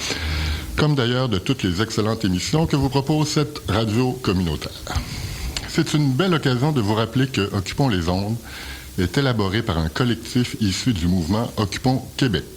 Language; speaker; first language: French; native; French